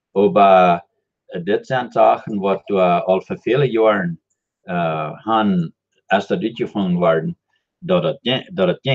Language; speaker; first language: German; non-native, learner; Dutch